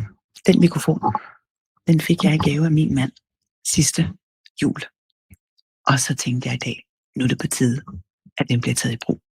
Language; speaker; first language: Danish; native; Danish